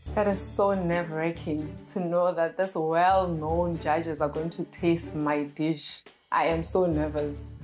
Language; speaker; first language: English; non-native, local second language; Northern Sotho